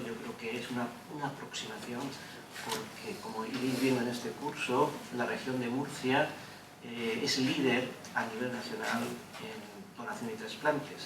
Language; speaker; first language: Spanish; native; Spanish